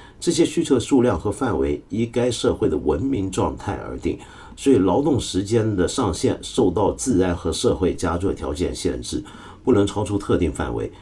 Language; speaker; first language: Chinese; early bilingual, other home language; Cantonese